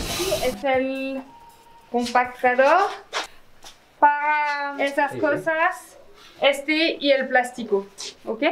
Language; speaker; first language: Spanish; non-native, fluent; French